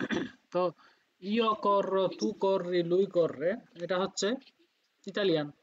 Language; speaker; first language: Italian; non-native, fluent; Bangla